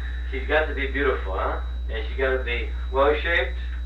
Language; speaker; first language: English; native; English